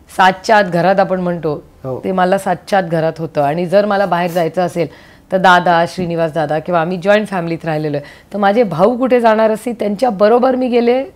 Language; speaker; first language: Marathi; native; Marathi